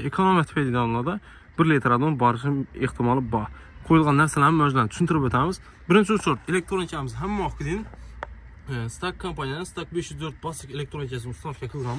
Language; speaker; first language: Uzbek; native; Uzbek